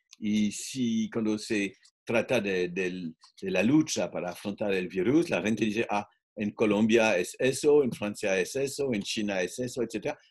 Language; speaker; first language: Spanish; non-native, fluent; French